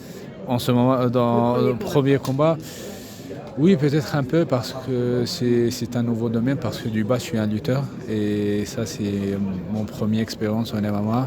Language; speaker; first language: French; non-native, fluent; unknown